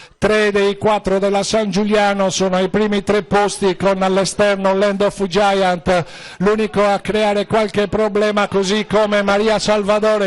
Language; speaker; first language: Italian; native; Italian